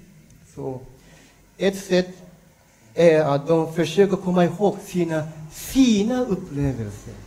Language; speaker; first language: Swedish; non-native, learner; Japanese